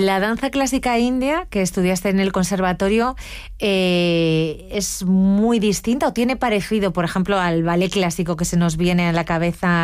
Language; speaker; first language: Spanish; native; Spanish